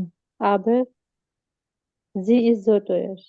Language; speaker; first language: German; non-native, learner; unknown